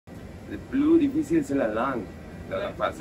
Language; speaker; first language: French; non-native, learner; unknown